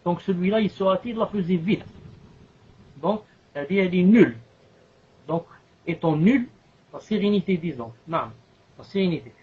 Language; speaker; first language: French; non-native, local second language; Arabic